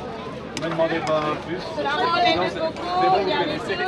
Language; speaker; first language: French; native; French